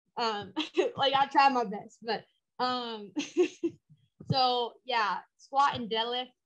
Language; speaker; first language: English; native; English